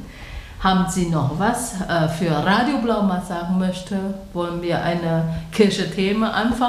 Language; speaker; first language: German; non-native, learner; Chinese